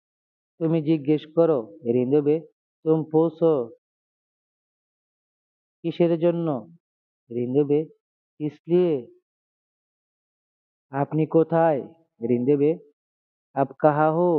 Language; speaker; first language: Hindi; non-native, learner; Bangla